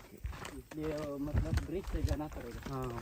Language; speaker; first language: Hindi; non-native, local second language; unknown